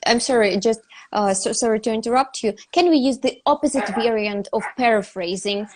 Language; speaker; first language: English; non-native, fluent; Russian